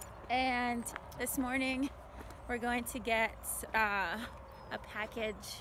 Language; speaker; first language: English; early bilingual, other home language; Spanish